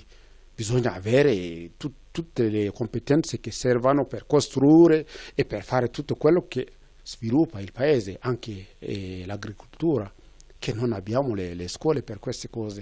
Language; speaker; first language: Italian; non-native, fluent; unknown